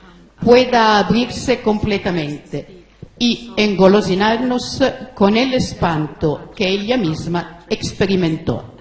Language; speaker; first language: Spanish; non-native, fluent; Italian